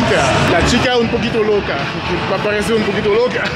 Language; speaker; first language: Spanish; non-native, learner; English